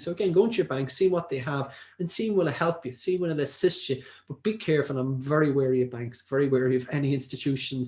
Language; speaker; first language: English; native; English